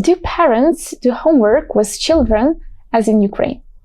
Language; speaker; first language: English; non-native, fluent; Ukrainian